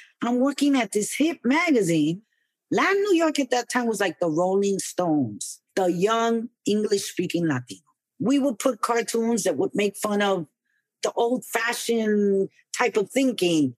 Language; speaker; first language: English; early bilingual, other home language; Spanish